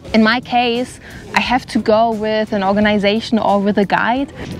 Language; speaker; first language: English; non-native, fluent; German